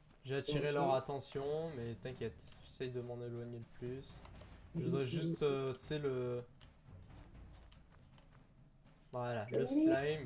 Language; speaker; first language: French; native; French